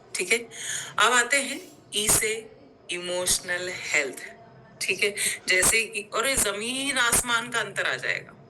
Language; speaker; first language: Hindi; non-native, local second language; Gujarati